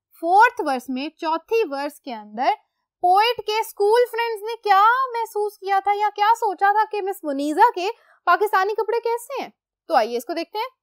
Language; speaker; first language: Urdu; native; Urdu